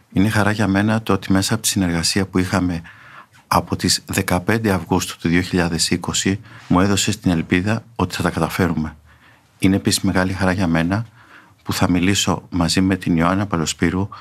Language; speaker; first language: Greek; native; Greek